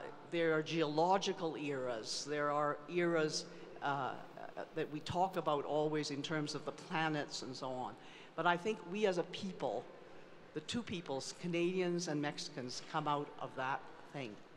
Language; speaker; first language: English; native; English